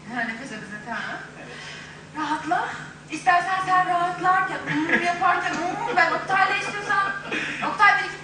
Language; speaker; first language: Turkish; native; Turkish